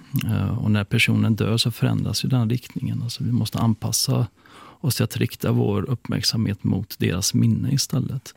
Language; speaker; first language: Swedish; native; Swedish